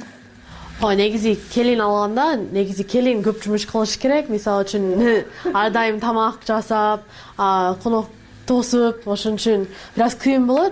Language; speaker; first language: Kyrgyz; non-native, learner; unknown